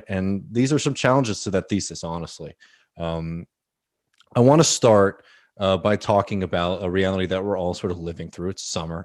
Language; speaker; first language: English; native; English